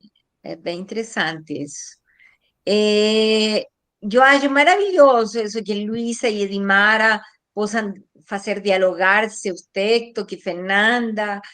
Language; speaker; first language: Portuguese; non-native, fluent; Spanish